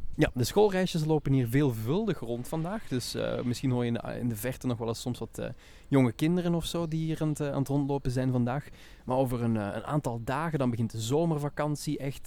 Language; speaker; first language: Dutch; native; Dutch